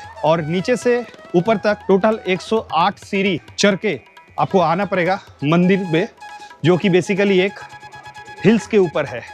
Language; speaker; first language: Hindi; non-native, local second language; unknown